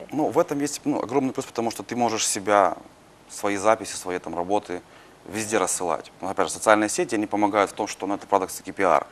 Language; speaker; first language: Russian; native; Russian